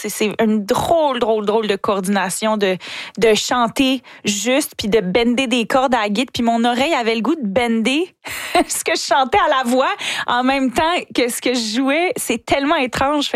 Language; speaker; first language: French; native; French